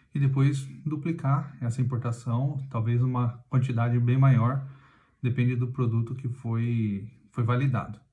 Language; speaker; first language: Portuguese; native; Portuguese